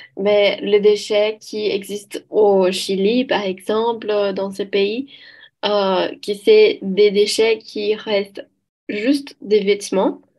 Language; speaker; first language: French; non-native, learner; Portuguese